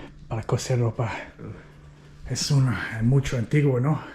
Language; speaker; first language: Spanish; non-native, learner; English